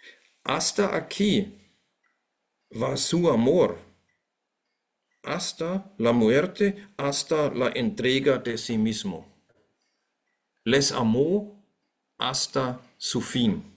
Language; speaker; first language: Spanish; non-native, fluent; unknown